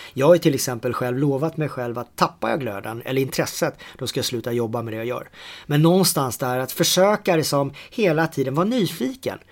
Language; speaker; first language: Swedish; native; Swedish